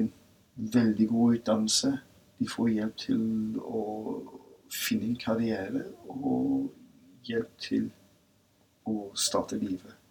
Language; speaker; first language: Norwegian; non-native, fluent; English